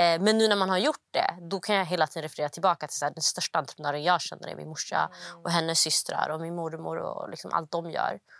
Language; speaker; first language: Swedish; early bilingual, other home language; Somali